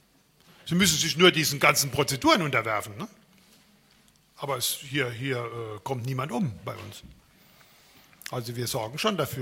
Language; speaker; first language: German; native; German